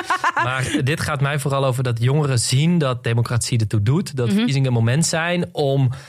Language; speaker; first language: Dutch; native; Dutch